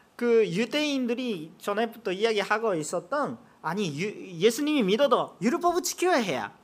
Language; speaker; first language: Korean; non-native, fluent; Japanese